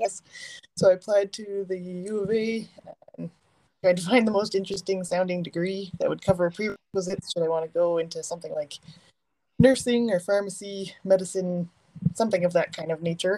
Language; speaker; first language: English; native; English